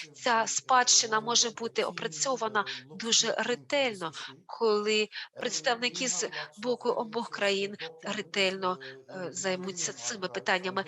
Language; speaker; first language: Ukrainian; non-native, fluent; Turkish